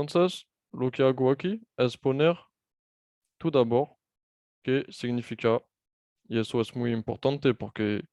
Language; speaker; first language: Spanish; non-native, fluent; French